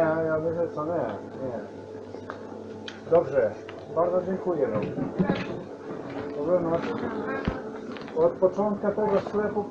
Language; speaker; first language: Polish; non-native, learner; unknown